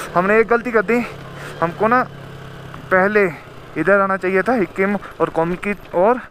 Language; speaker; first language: Hindi; native; Hindi